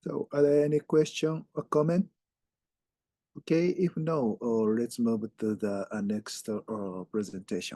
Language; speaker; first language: English; non-native, fluent; Japanese